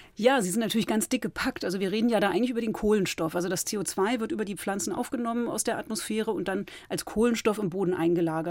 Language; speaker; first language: German; native; German